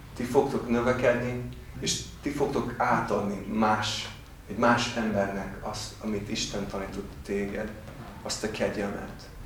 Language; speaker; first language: Hungarian; non-native, fluent; English